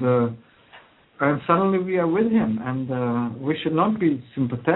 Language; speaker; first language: English; non-native, fluent; Croatian